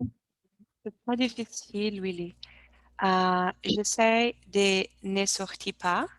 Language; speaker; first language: French; non-native, learner; Portuguese